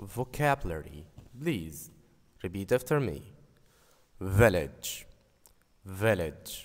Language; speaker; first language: English; non-native, fluent; Arabic